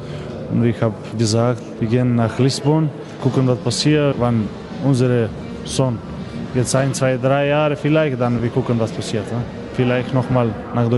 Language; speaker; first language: German; non-native, learner; Macedonian